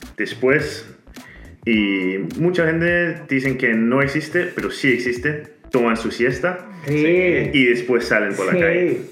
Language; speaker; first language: Spanish; non-native, fluent; Danish